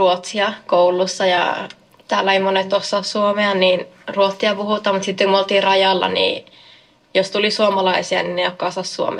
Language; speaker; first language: Finnish; early bilingual, heritage; Finnish